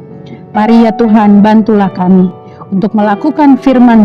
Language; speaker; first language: Indonesian; native; Indonesian